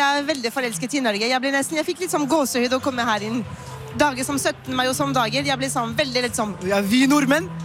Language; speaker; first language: Norwegian; non-native, fluent; French